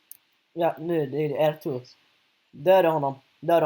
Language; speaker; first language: Swedish; early bilingual, other home language; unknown